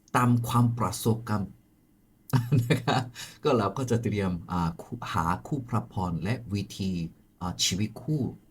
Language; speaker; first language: Thai; non-native, fluent; Korean